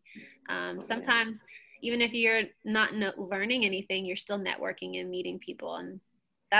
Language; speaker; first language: English; native; English